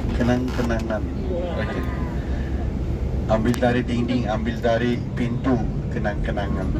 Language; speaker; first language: Indonesian; non-native, fluent; Turkish